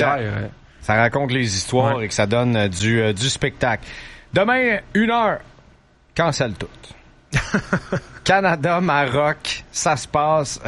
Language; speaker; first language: French; native; French